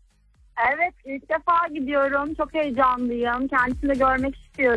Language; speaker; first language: Turkish; early bilingual, heritage; Turkish